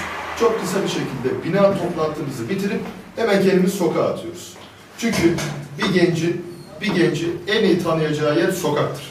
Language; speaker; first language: Turkish; native; Turkish